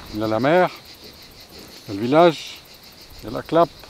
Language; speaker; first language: French; non-native, fluent; English